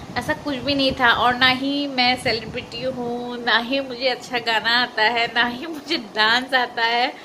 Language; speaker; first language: Hindi; non-native, local second language; Assamese